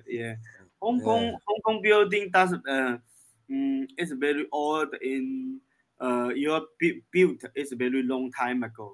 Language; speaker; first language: English; non-native, learner; Chinese